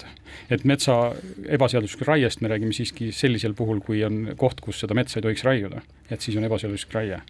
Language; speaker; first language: Estonian; native; Estonian